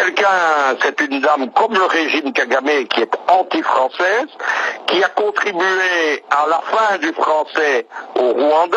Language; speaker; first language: French; native; French